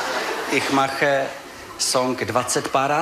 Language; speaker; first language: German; non-native, learner; Czech